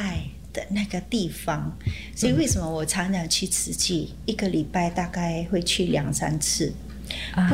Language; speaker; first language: Chinese; non-native, fluent; Indonesian